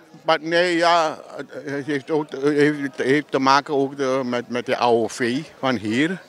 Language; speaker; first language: Dutch; non-native, local second language; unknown